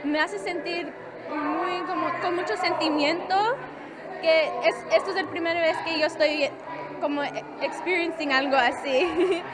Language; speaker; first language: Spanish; early bilingual, heritage; Spanish